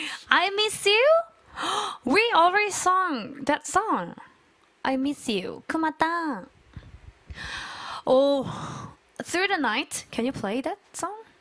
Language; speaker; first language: English; non-native, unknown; Korean